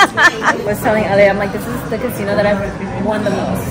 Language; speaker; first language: English; early bilingual, other home language; Spanish